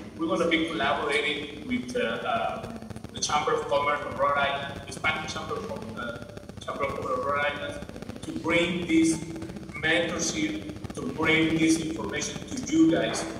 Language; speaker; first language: English; non-native, fluent; Spanish